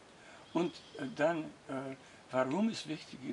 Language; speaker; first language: German; non-native, learner; English